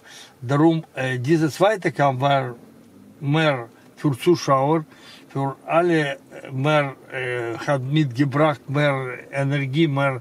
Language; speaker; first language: German; non-native, learner; Russian